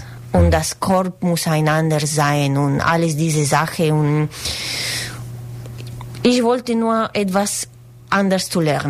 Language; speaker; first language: German; non-native, learner; Spanish